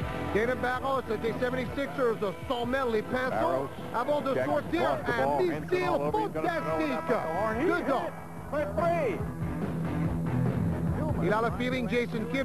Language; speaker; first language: French; native; French